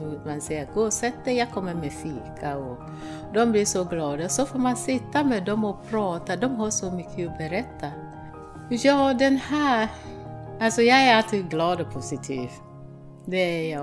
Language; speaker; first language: Swedish; non-native, fluent; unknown